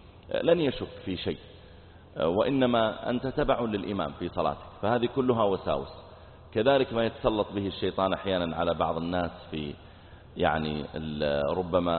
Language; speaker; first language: Arabic; native; Arabic